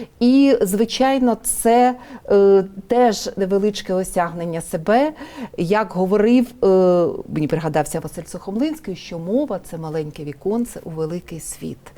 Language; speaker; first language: Ukrainian; native; Ukrainian